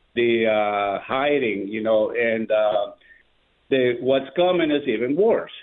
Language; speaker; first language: English; non-native, fluent; Spanish